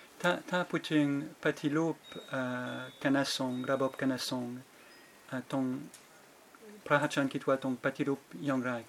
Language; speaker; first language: Thai; non-native, fluent; French